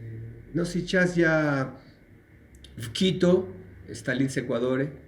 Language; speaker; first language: Russian; non-native, learner; Spanish